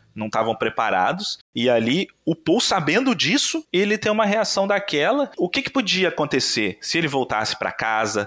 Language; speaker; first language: Portuguese; native; Portuguese